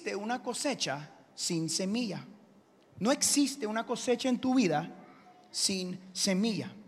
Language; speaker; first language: Spanish; early bilingual, heritage; Spanish